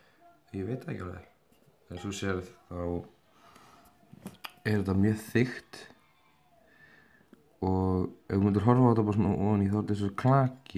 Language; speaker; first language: Icelandic; native; Icelandic